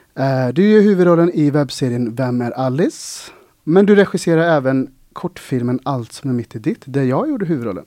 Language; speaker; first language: Swedish; native; Swedish